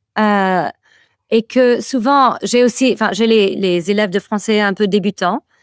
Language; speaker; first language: French; non-native, fluent; English